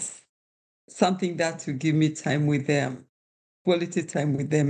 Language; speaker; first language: English; non-native, local second language; Kikuyu